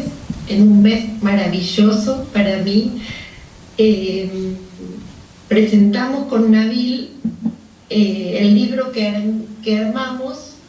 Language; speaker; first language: Spanish; native; Spanish